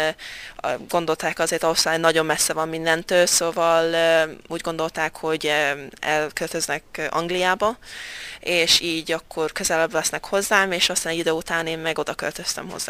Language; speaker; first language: Hungarian; early bilingual, heritage; Hungarian